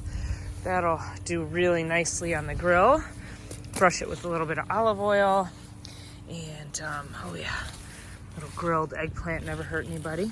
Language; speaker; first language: English; native; English